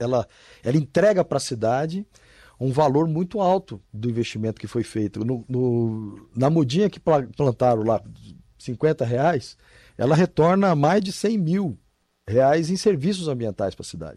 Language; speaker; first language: Portuguese; native; Portuguese